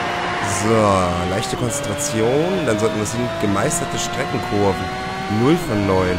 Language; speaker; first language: German; native; German